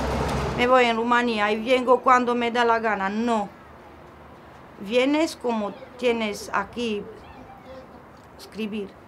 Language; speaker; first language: Spanish; non-native, learner; Romanian